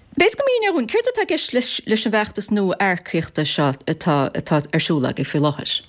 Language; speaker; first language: Irish; native; Irish